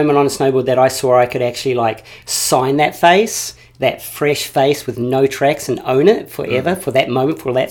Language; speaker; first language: English; native; English